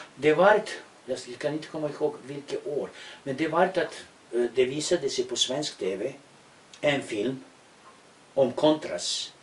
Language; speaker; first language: Swedish; non-native, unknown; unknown